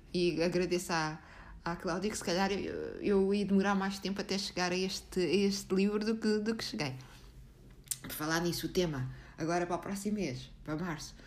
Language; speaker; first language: Portuguese; native; Portuguese